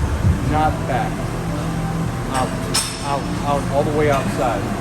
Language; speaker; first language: English; native; English